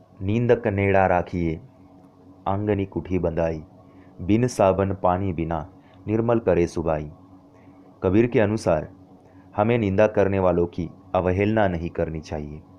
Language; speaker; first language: Hindi; non-native, local second language; Marathi